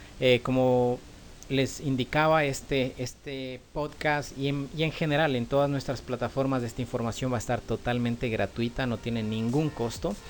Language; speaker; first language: Spanish; native; Spanish